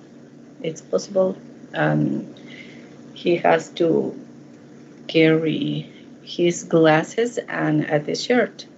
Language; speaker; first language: English; non-native, learner; Spanish